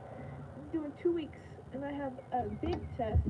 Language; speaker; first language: English; native; English